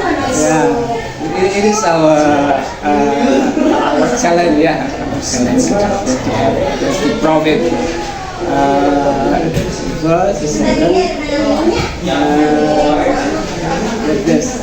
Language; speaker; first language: English; non-native, learner; Indonesian